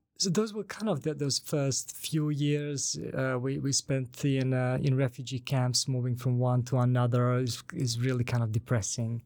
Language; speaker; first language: English; non-native, fluent; Bosnian